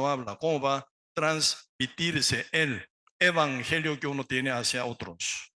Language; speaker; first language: Spanish; non-native, learner; Korean